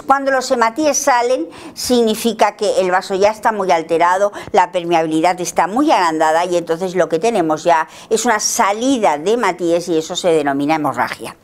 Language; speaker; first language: Spanish; native; Spanish